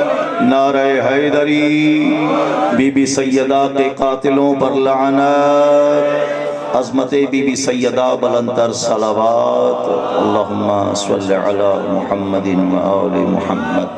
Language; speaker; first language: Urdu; non-native, local second language; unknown